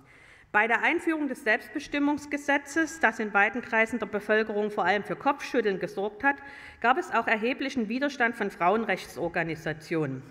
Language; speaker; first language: German; native; German